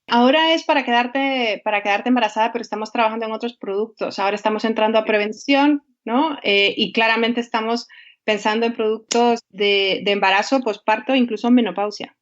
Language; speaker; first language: Spanish; native; Spanish